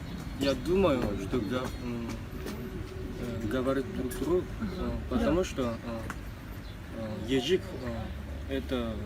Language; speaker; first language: Russian; non-native, learner; Korean